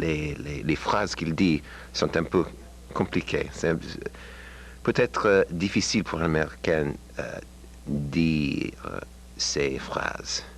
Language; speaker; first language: French; non-native, learner; English